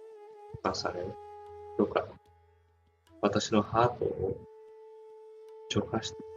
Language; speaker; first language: Japanese; non-native, fluent; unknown